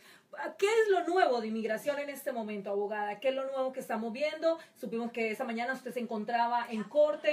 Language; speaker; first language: Spanish; native; Spanish